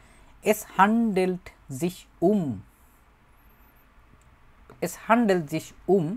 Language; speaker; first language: German; non-native, fluent; Bangla